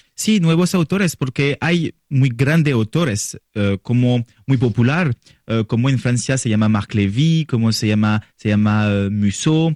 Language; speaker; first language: Spanish; non-native, learner; French